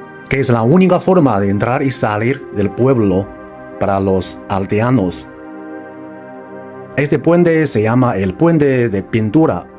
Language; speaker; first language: Spanish; non-native, fluent; Chinese